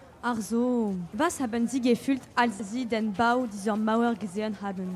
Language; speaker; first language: German; non-native, learner; French